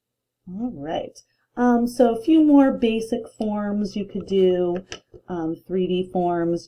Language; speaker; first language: English; native; English